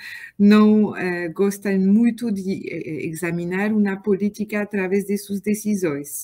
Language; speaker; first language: Portuguese; non-native, learner; French